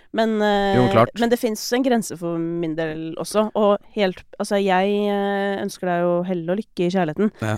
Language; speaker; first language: Norwegian; native; Norwegian